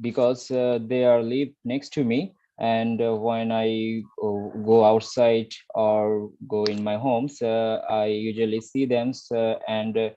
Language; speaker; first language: English; non-native, learner; Bangla